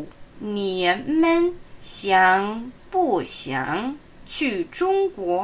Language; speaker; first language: Chinese; non-native, fluent; Russian